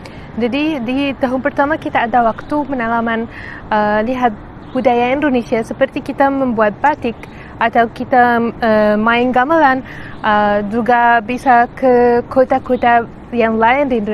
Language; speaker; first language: Indonesian; non-native, fluent; Arabic